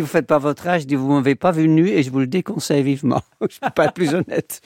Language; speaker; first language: French; non-native, fluent; Dutch